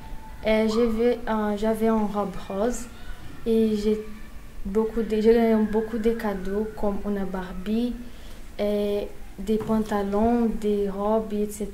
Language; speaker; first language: French; non-native, learner; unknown